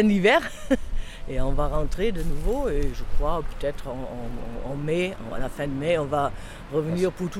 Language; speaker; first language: French; non-native, fluent; German